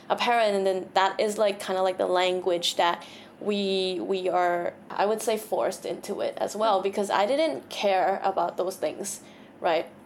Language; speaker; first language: English; non-native, fluent; Thai